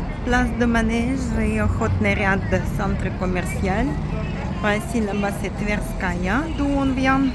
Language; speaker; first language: French; non-native, fluent; Russian